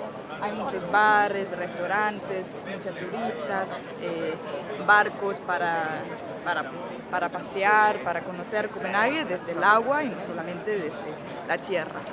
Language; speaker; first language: Spanish; non-native, fluent; Danish